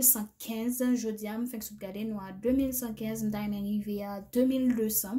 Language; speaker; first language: French; non-native, learner; Haitian Creole